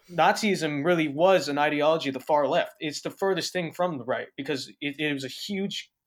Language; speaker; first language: English; native; English